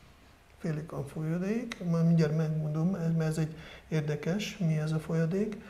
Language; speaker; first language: Hungarian; non-native, fluent; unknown